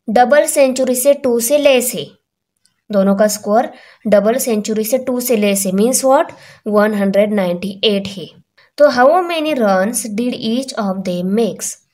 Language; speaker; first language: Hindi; non-native, local second language; Marathi